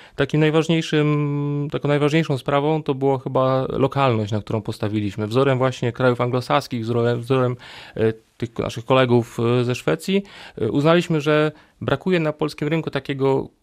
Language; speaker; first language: Polish; native; Polish